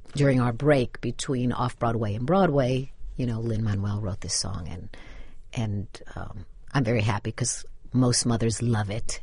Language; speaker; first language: English; native; English